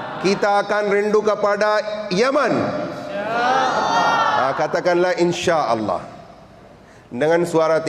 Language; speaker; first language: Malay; non-native, fluent; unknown